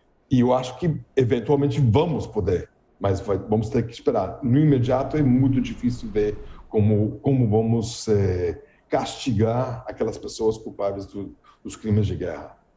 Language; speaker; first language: Portuguese; non-native, fluent; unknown